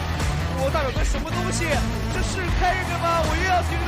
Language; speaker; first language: Chinese; native; Chinese